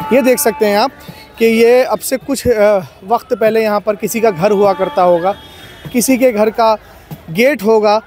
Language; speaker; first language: Hindi; native; Hindi